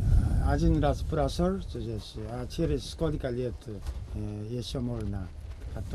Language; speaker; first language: Russian; non-native, learner; Korean